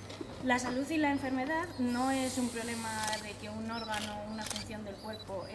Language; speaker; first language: Spanish; native; Spanish